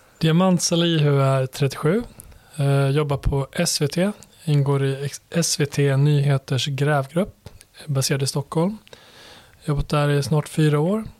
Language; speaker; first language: Swedish; early bilingual, other home language; Albanian